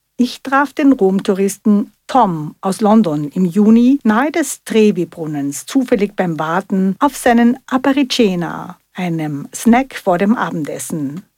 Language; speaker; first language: German; native; German